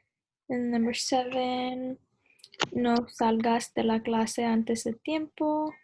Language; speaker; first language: Spanish; non-native, learner; English